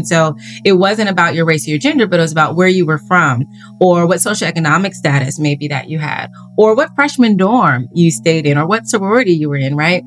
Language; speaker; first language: English; native; English